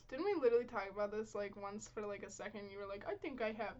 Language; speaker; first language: English; native; English